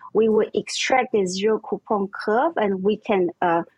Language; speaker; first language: English; non-native, fluent; German